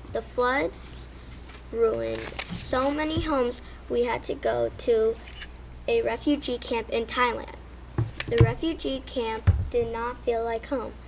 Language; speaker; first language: English; early bilingual, other home language; Spanish